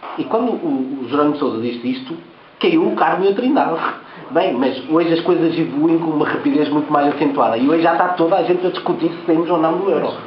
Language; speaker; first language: Portuguese; early bilingual, heritage; Portuguese